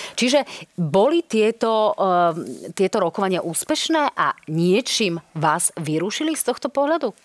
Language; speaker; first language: Slovak; native; Slovak